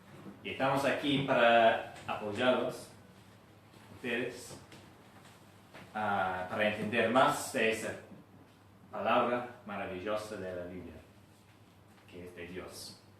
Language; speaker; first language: Spanish; non-native, fluent; English